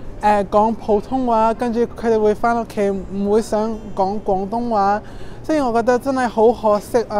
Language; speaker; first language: Cantonese; non-native, fluent; English